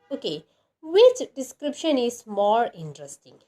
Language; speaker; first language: English; non-native, local second language; Malayalam